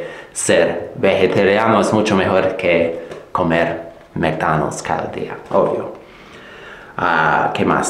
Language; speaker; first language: Spanish; non-native, fluent; English